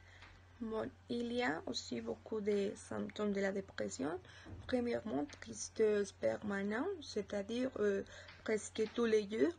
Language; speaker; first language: French; non-native, learner; Spanish